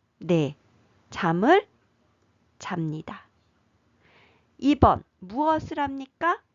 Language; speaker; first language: Korean; native; Korean